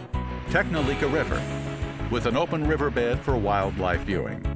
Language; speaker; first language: English; native; English